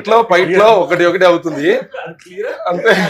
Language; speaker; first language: Telugu; non-native, learner; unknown